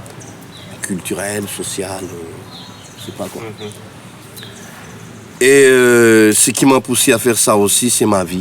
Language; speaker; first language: French; non-native, local second language; Malagasy